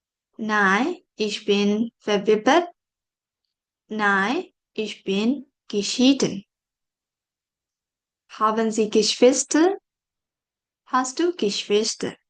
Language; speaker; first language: German; non-native, fluent; Burmese